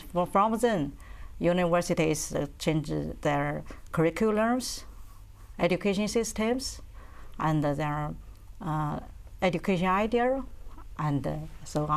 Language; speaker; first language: English; non-native, learner; Chinese